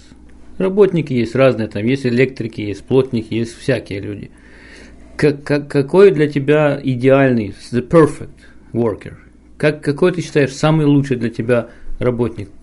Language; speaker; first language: Russian; native; Russian